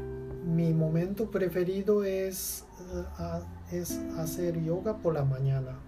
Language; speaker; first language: Spanish; non-native, learner; Japanese